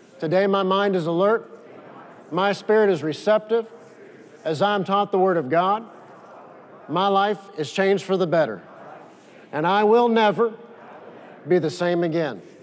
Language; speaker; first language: English; native; English